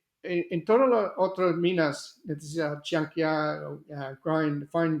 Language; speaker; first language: Spanish; non-native, fluent; English